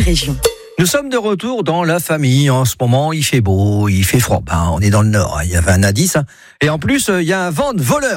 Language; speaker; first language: French; native; French